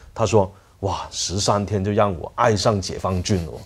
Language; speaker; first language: Chinese; non-native, fluent; Cantonese